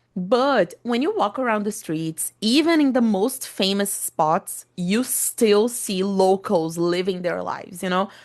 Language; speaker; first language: English; non-native, fluent; Portuguese